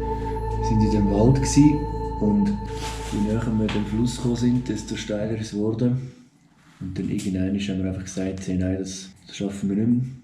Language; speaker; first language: German; native; German